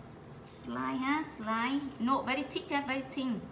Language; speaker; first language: English; non-native, learner; Vietnamese